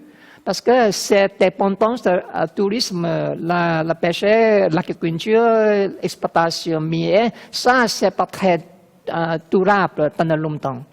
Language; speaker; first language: French; non-native, fluent; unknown